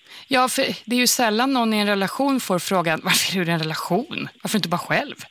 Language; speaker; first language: Swedish; native; Swedish